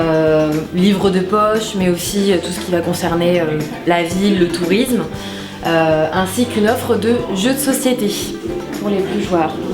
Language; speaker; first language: French; native; French